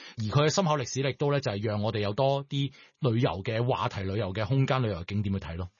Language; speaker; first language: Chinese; non-native, local second language; Cantonese